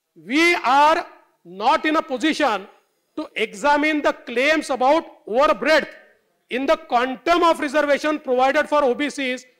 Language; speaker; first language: English; non-native, local second language; Marathi